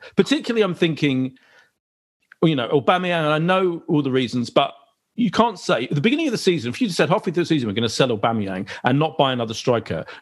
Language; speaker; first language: English; native; English